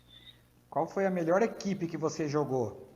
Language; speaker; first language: Portuguese; native; Portuguese